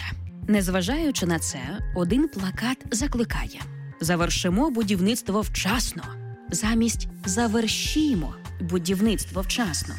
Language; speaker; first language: Ukrainian; native; Ukrainian